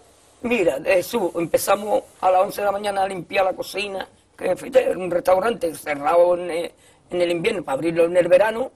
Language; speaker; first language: Spanish; native; Spanish